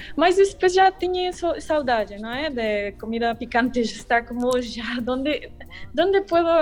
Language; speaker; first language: Portuguese; non-native, learner; Spanish